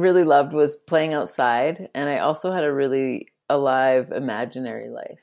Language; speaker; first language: English; native; English